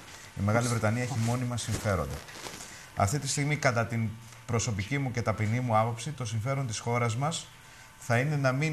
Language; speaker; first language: Greek; native; Greek